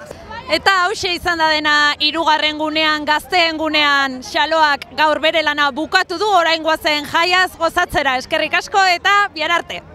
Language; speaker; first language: Basque; native; Basque